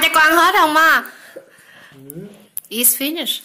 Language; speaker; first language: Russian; non-native, learner; Vietnamese